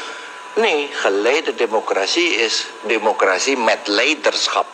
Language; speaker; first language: Dutch; non-native, local second language; Javanese